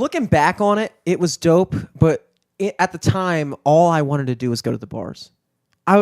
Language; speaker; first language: English; native; English